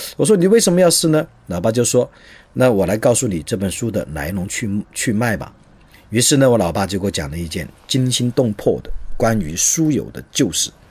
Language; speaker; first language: Chinese; native; Chinese